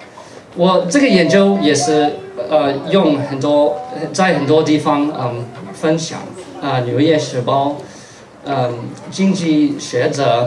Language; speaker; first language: Chinese; non-native, fluent; English